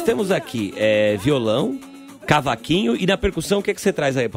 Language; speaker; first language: Portuguese; native; Portuguese